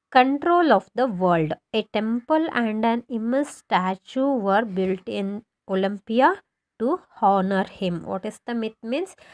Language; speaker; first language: English; non-native, local second language; Kannada